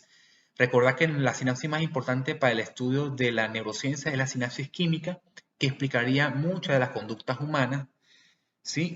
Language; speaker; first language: Spanish; native; Spanish